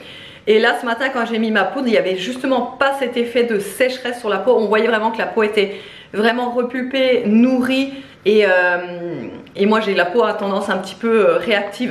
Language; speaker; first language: French; native; French